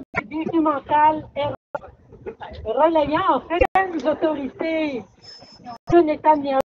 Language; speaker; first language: French; native; French